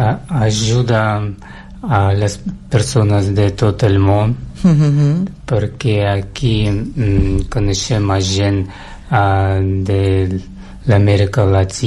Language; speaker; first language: Catalan; non-native, learner; Russian